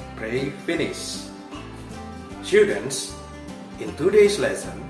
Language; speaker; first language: English; non-native, fluent; Indonesian